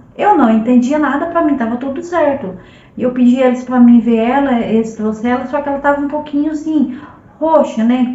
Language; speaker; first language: Portuguese; native; Portuguese